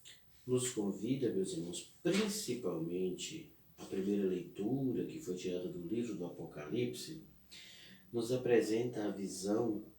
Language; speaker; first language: Portuguese; native; Portuguese